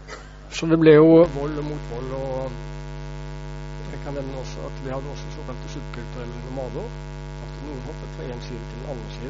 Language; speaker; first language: Norwegian; native; Norwegian